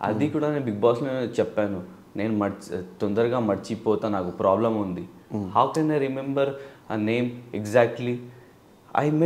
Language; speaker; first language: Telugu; non-native, learner; Hindi